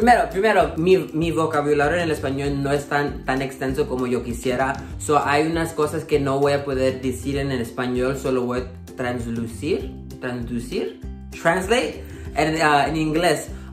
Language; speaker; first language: Spanish; early bilingual, heritage; Spanish